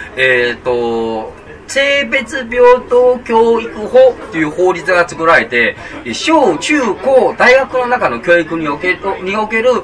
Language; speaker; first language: Japanese; non-native, fluent; Chinese